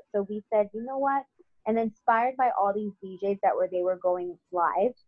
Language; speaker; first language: English; native; English